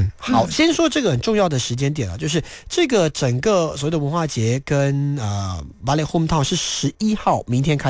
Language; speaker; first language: Chinese; native; Chinese